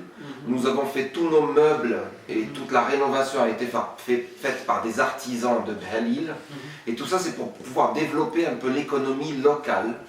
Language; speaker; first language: French; non-native, local second language; Arabic